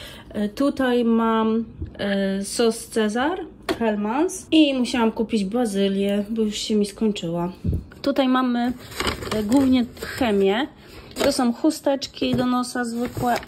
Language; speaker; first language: Polish; native; Polish